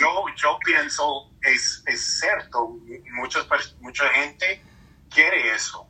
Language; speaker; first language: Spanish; non-native, learner; English